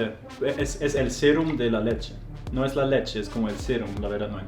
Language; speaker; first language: Spanish; non-native, fluent; German